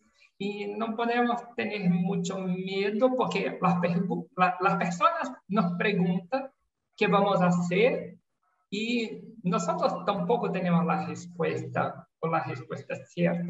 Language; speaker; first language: Spanish; non-native, learner; Portuguese